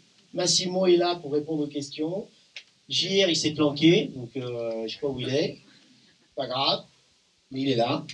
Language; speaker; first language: French; native; French